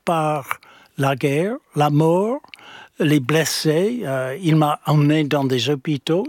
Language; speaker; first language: French; non-native, fluent; English